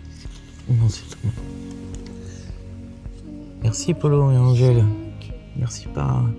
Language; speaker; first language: French; native; French